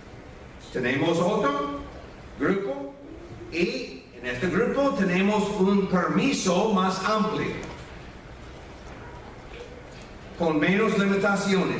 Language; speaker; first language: Spanish; non-native, fluent; English